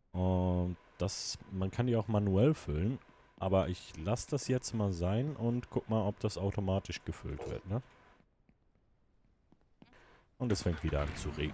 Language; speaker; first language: German; native; German